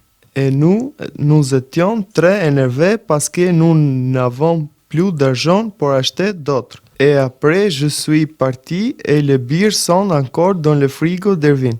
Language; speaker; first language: French; non-native, learner; Albanian